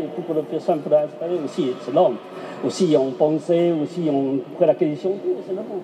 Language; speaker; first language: French; non-native, learner; Chinese